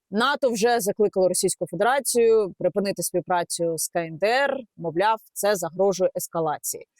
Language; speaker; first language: Ukrainian; native; Ukrainian